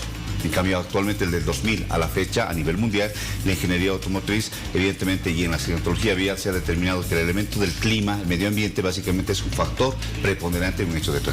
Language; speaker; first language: Spanish; native; Spanish